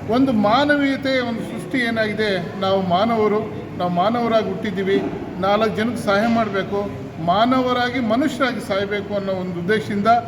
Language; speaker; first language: Kannada; native; Kannada